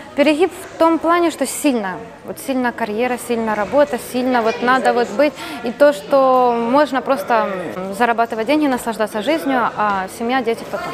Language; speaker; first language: Russian; native; Russian